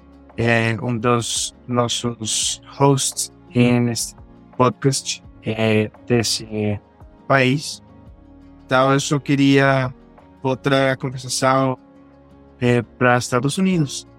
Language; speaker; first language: Portuguese; non-native, fluent; Spanish